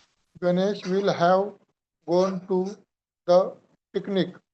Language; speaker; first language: English; non-native, learner; Hindi